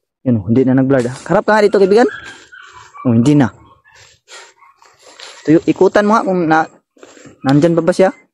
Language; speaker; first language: Filipino; non-native, local second language; Cebuano